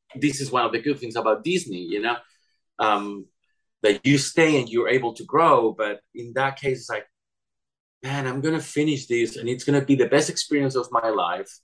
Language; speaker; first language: English; non-native, fluent; Spanish